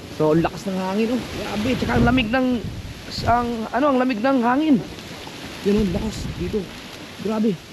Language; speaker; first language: Filipino; non-native, local second language; Cebuano